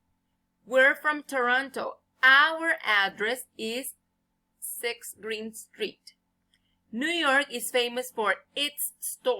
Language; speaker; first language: English; non-native, fluent; Spanish